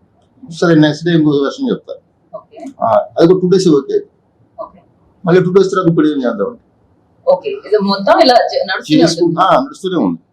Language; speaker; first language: Telugu; native; Telugu